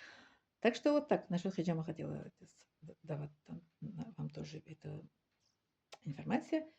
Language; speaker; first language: Russian; non-native, learner; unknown